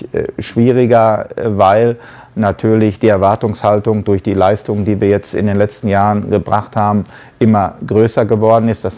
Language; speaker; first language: German; native; German